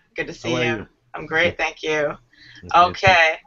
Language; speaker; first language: English; native; English